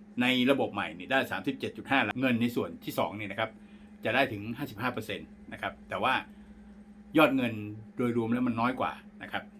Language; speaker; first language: Thai; native; Thai